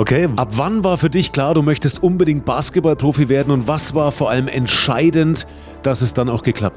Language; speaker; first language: German; native; German